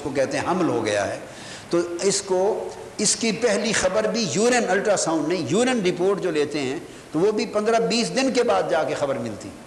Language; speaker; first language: Urdu; non-native, local second language; Punjabi